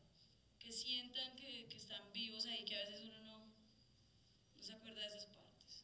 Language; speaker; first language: Spanish; native; Spanish